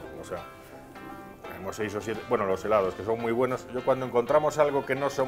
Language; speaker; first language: Spanish; native; Spanish